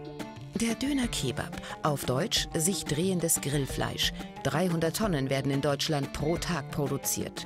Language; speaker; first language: German; native; German